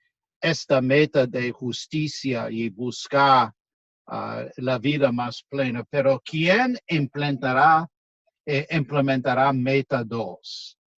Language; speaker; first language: Spanish; non-native, fluent; English